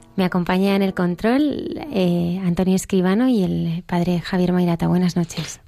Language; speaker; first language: Spanish; native; Spanish